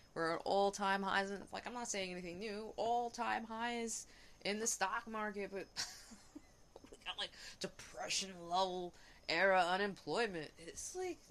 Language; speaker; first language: English; native; English